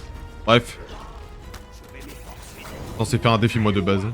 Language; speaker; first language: French; native; French